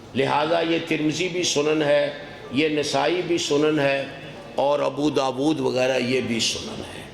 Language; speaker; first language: Urdu; non-native, local second language; Punjabi